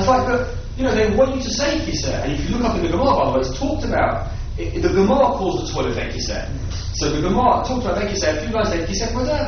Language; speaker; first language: English; native; English